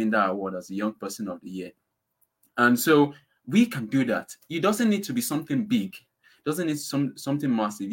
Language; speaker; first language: English; non-native, local second language; Yoruba